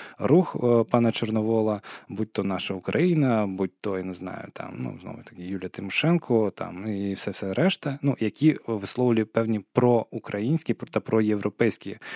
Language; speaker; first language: Ukrainian; non-native, local second language; Crimean Tatar